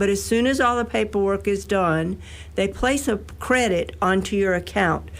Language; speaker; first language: English; native; English